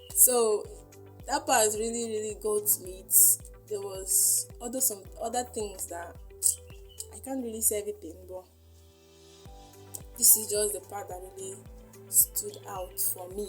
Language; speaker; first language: English; non-native, local second language; Igbo